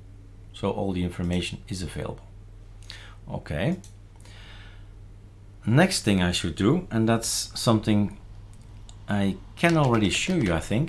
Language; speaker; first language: English; non-native, fluent; Dutch